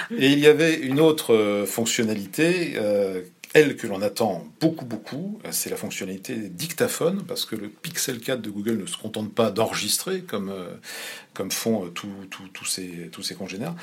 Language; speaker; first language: French; native; French